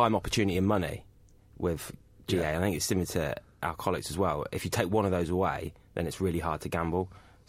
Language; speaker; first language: English; native; English